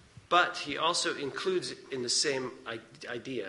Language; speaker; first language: English; native; English